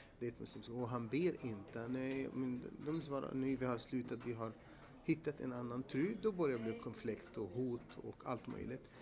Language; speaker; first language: Swedish; non-native, fluent; Arabic